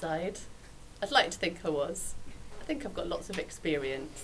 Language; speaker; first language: English; native; English